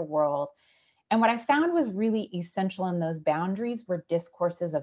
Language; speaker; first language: English; native; English